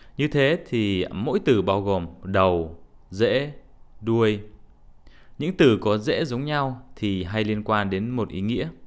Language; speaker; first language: Vietnamese; native; Vietnamese